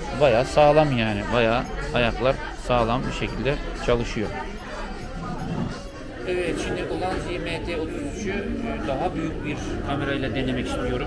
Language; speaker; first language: Turkish; native; Turkish